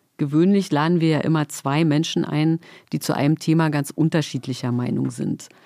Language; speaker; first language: German; native; German